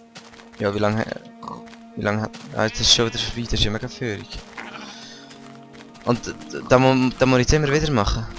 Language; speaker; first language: German; native; German